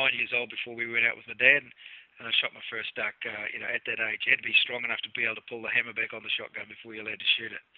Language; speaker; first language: English; native; English